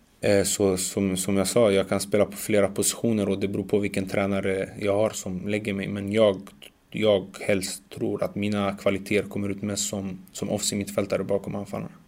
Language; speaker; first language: Swedish; early bilingual, other home language; Macedonian